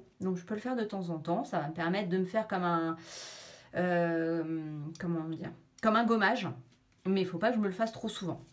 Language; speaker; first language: French; native; French